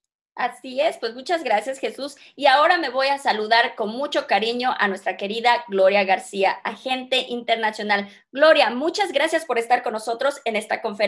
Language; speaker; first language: Spanish; native; Spanish